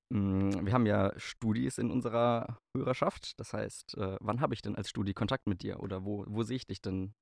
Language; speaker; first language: German; native; German